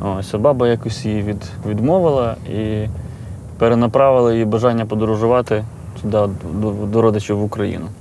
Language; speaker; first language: Ukrainian; native; Ukrainian